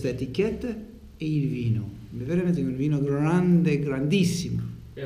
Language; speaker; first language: Italian; non-native, learner; English